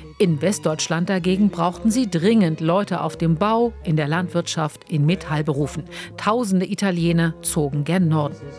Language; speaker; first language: German; native; German